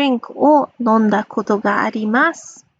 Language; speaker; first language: Japanese; non-native, fluent; English